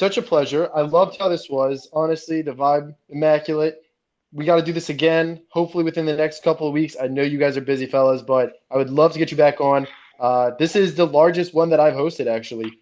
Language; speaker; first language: English; native; English